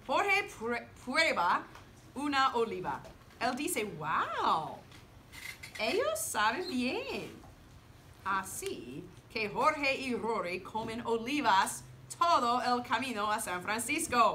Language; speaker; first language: Spanish; non-native, learner; English